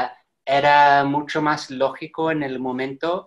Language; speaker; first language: Spanish; non-native, fluent; English